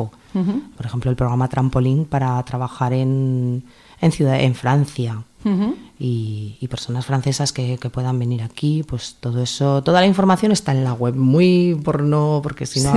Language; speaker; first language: Spanish; native; Spanish